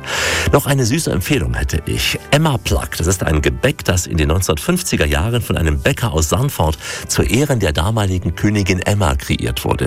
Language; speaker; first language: German; native; German